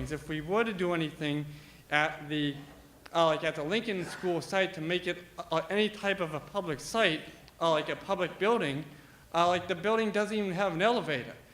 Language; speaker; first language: English; native; English